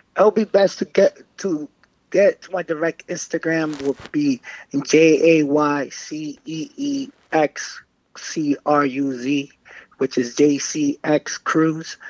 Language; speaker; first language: English; non-native, fluent; Spanish